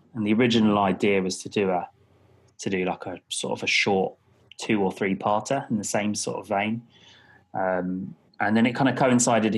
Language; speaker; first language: English; native; English